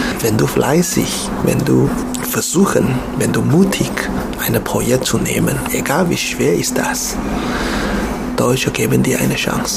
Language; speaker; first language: German; non-native, learner; Chinese